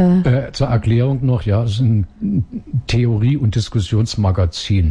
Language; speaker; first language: German; native; German